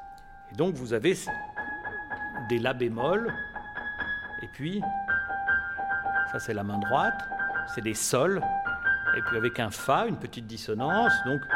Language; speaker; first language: French; native; French